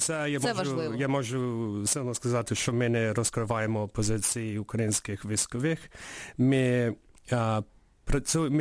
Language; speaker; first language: Ukrainian; early bilingual, heritage; Ukrainian